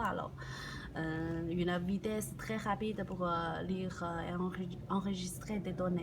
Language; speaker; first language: French; non-native, learner; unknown